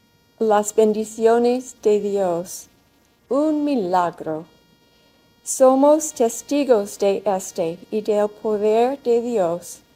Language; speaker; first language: Spanish; non-native, learner; English